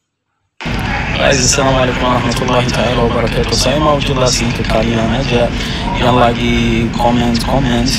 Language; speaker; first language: Indonesian; non-native, fluent; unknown